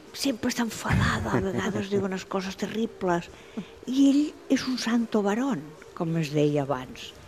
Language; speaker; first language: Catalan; non-native, local second language; Spanish